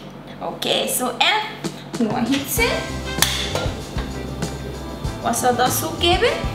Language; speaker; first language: German; non-native, learner; Thai